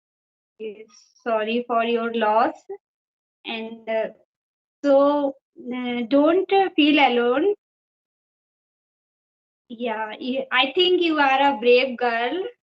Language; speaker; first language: English; non-native, fluent; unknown